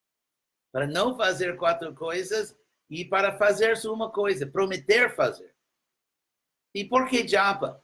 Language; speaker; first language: Portuguese; non-native, fluent; English